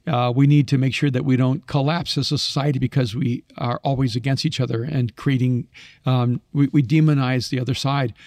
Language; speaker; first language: English; early bilingual, other home language; Spanish